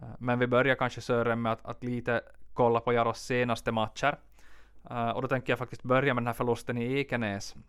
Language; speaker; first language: Swedish; native; Swedish